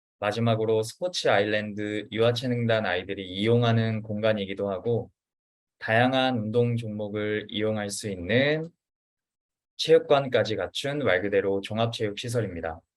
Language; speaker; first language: Korean; native; Korean